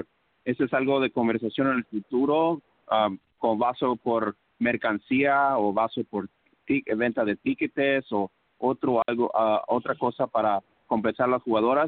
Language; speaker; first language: Spanish; early bilingual, heritage; English